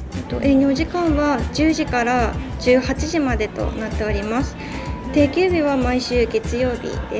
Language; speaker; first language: Japanese; native; Japanese